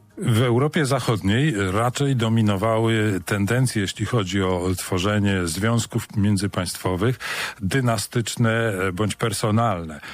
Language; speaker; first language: Polish; native; Polish